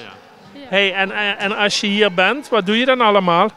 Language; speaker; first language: Dutch; native; Dutch